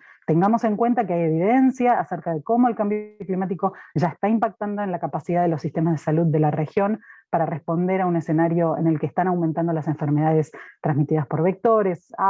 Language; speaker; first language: Spanish; native; Spanish